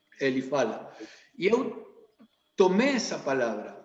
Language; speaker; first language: Portuguese; non-native, learner; Spanish